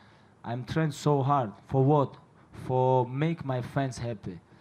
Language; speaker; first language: English; non-native, learner; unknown